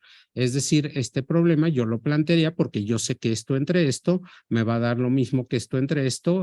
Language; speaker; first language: Spanish; native; Spanish